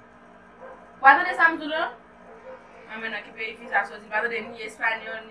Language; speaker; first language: Spanish; non-native, learner; Haitian Creole